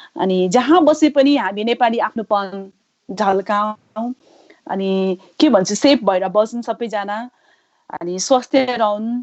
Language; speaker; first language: Nepali; native; Nepali